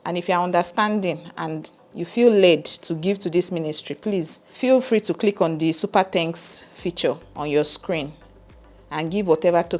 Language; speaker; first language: English; native; English